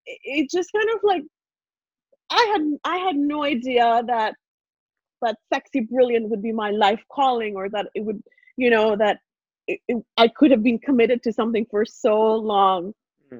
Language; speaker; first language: English; non-native, local second language; Punjabi